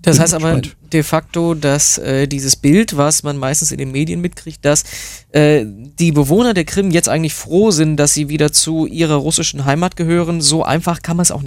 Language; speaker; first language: German; native; German